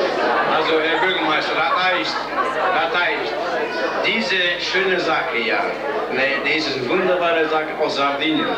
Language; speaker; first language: German; non-native, learner; Italian